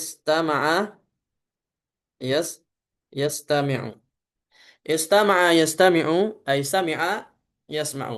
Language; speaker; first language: Arabic; non-native, fluent; Indonesian